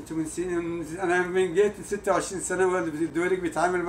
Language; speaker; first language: Arabic; native; Arabic